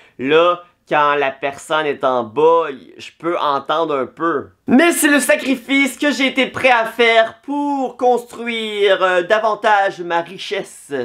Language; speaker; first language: French; native; French